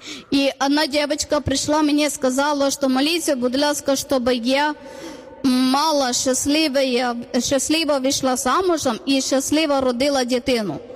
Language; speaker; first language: Ukrainian; non-native, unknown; Malayalam